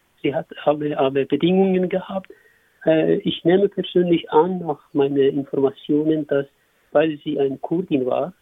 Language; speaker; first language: German; non-native, learner; Kurdish